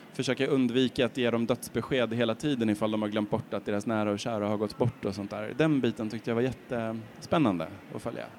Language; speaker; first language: Swedish; native; Swedish